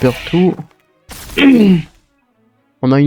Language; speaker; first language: French; native; French